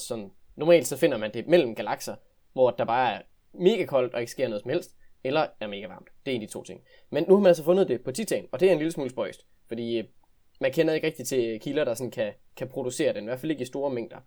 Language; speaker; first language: Danish; native; Danish